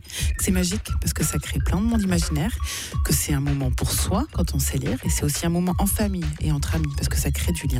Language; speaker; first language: French; native; French